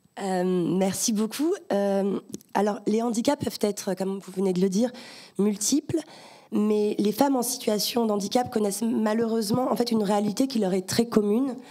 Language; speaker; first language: French; native; French